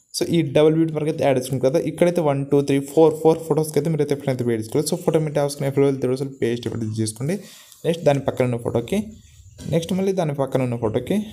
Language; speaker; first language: Telugu; non-native, local second language; Gondi